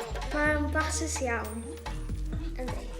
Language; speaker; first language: Welsh; non-native, local second language; English